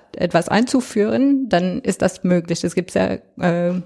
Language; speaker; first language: German; non-native, fluent; French